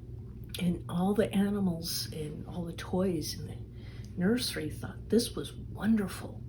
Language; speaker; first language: English; native; English